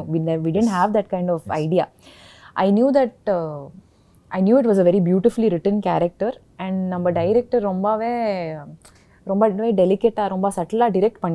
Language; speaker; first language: Tamil; non-native, local second language; Kannada